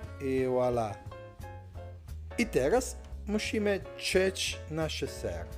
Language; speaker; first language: Polish; non-native, learner; Italian